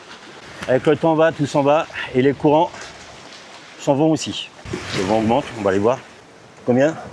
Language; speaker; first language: French; native; French